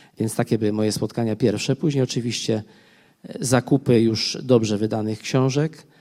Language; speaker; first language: Polish; native; Polish